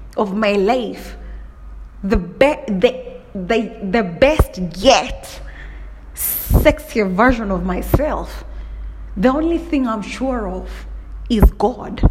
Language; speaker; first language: English; non-native, local second language; Kikuyu